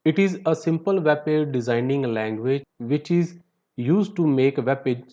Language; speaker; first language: English; non-native, local second language; Punjabi